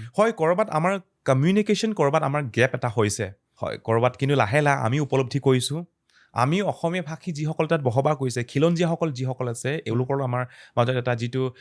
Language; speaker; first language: Assamese; non-native, local second language; Karbi